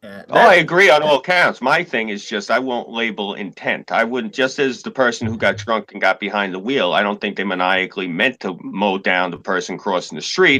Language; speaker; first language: English; native; English